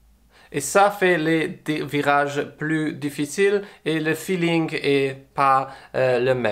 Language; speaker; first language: French; non-native, learner; English